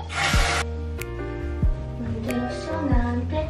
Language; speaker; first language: Korean; non-native, learner; Russian